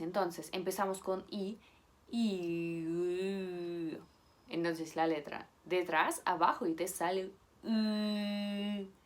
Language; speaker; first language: Spanish; non-native, fluent; Russian